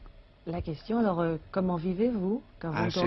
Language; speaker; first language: French; native; French